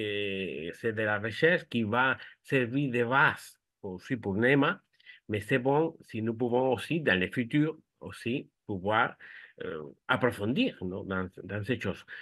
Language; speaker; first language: French; non-native, fluent; Spanish